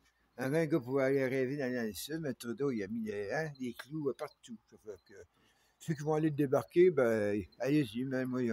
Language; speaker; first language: French; native; French